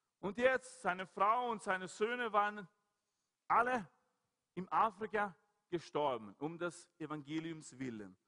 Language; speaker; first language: German; non-native, fluent; Swedish